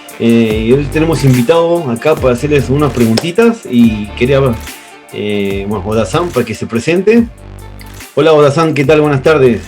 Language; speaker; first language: Spanish; native; Spanish